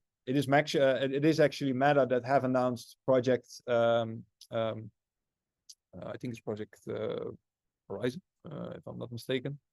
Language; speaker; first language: English; non-native, fluent; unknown